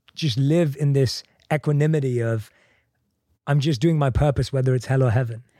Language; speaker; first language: English; native; English